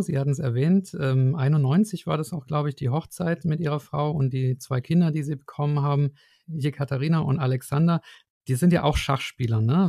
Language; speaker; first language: German; native; German